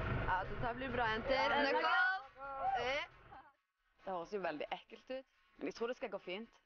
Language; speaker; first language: Norwegian; native; Norwegian